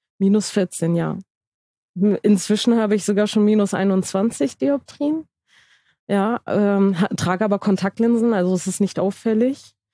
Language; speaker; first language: German; early bilingual, other home language; Turkish